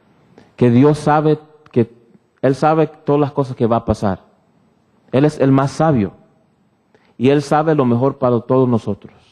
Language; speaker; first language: Spanish; early bilingual, heritage; Spanish